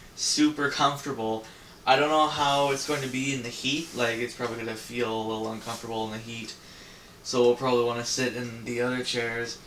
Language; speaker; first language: English; native; English